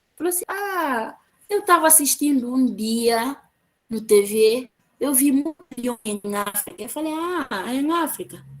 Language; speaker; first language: Portuguese; non-native, local second language; Upper Guinea Crioulo